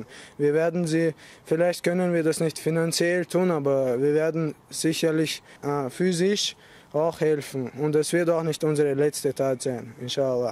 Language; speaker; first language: German; early bilingual, other home language; Chechen